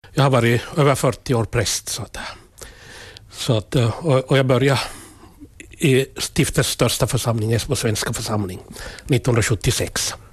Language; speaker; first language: Swedish; native; Swedish